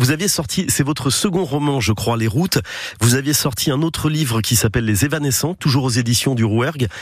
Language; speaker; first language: French; native; French